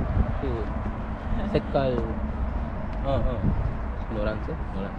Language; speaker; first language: Korean; non-native, learner; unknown